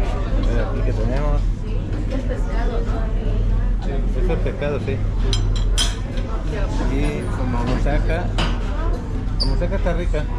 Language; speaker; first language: Spanish; native; Spanish